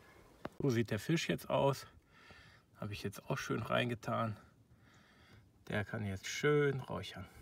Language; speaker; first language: German; native; German